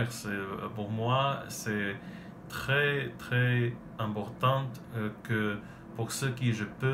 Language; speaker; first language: French; non-native, learner; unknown